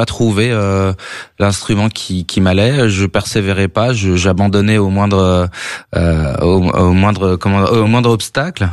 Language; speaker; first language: French; native; French